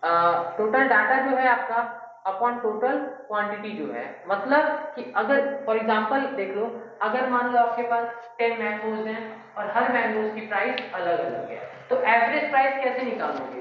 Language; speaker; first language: Hindi; native; Hindi